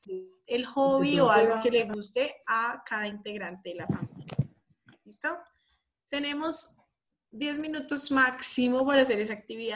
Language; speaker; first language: Spanish; native; Spanish